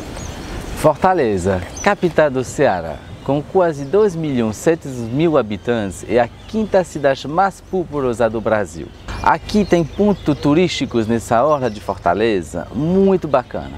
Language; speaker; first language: Portuguese; non-native, fluent; French